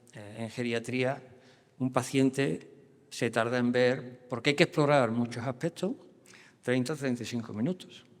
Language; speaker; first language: Spanish; native; Spanish